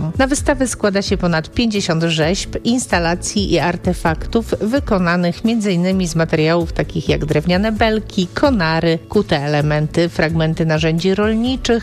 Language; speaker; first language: Polish; native; Polish